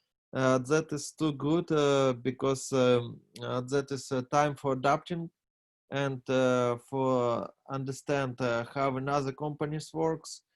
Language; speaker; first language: English; non-native, learner; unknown